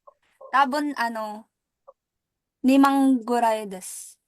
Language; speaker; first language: Japanese; non-native, learner; Filipino